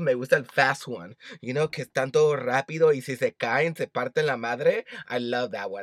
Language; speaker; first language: Spanish; early bilingual, heritage; Spanish